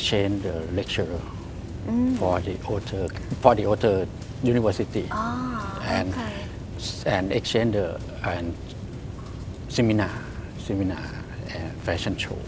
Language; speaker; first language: English; non-native, learner; Thai